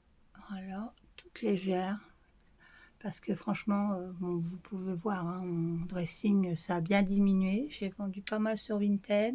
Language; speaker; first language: French; native; French